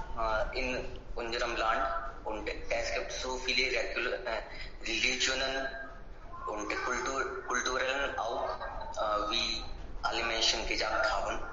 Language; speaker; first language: German; non-native, learner; Hindi